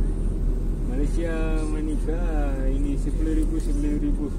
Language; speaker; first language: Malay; non-native, learner; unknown